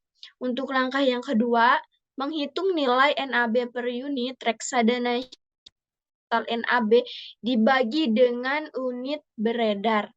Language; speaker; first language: Indonesian; native; Indonesian